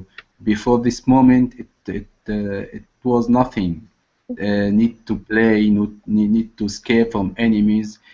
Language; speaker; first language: English; non-native, learner; Arabic